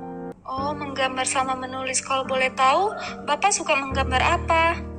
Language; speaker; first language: Indonesian; native; Indonesian